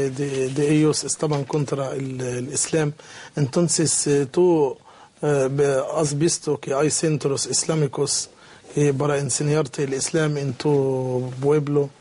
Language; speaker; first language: Spanish; non-native, learner; Arabic